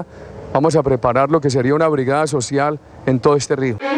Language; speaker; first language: Spanish; native; Spanish